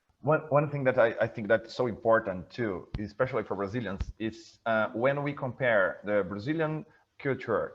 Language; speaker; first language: English; non-native, fluent; Portuguese